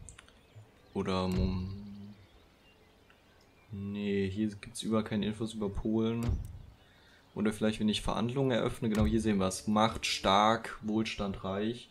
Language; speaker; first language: German; native; German